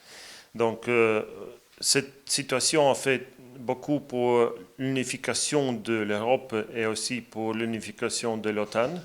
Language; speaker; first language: French; non-native, fluent; Latvian